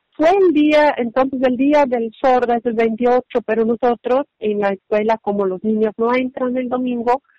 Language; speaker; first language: Spanish; non-native, fluent; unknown